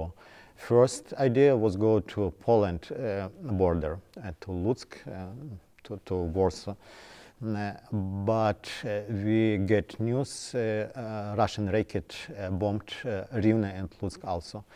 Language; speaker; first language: English; non-native, learner; Ukrainian